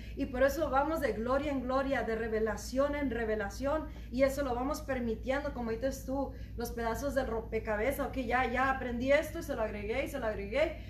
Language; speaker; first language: Spanish; early bilingual, heritage; Spanish